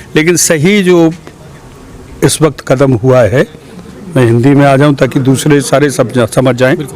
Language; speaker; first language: Hindi; native; Hindi